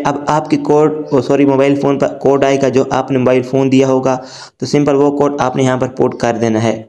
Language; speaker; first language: Urdu; native; Urdu